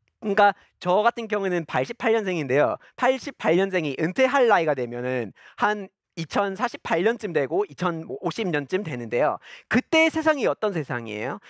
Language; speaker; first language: Korean; non-native, fluent; English